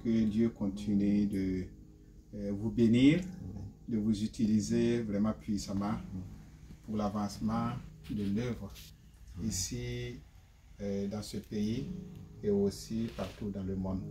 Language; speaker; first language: French; non-native, local second language; Mossi